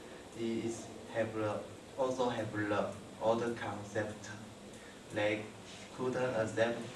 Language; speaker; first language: English; non-native, learner; Chinese